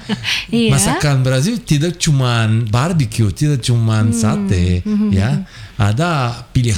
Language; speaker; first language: Indonesian; non-native, fluent; Portuguese